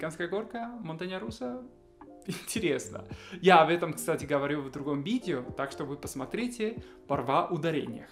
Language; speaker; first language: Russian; non-native, fluent; Spanish